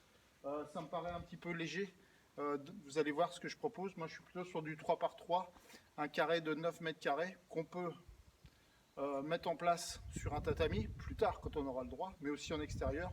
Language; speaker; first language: French; native; French